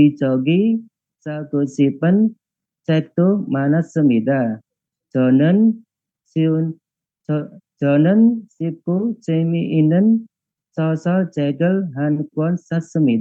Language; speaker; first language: Korean; non-native, learner; Indonesian